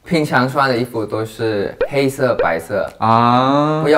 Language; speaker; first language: Chinese; non-native, learner; Thai